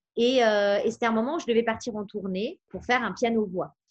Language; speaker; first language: French; native; French